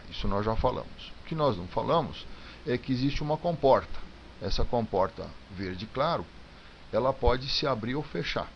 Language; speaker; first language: Portuguese; native; Portuguese